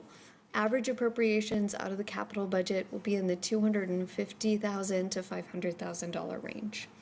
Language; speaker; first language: English; native; English